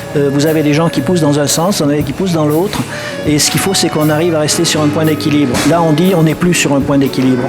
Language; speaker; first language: French; native; French